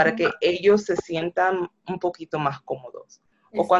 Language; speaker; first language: Spanish; early bilingual, other home language; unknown